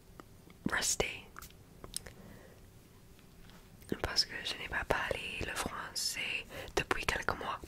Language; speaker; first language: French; non-native, learner; English